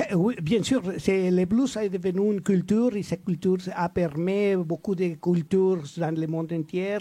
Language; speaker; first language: French; non-native, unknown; Spanish